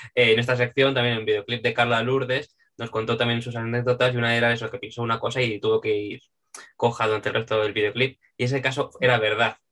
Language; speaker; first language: Spanish; native; Spanish